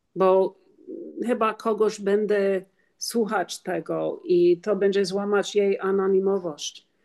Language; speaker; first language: Polish; non-native, learner; English